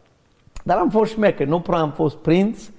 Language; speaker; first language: Romanian; non-native, fluent; English